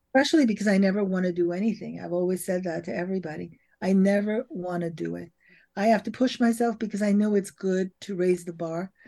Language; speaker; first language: English; early bilingual, other home language; French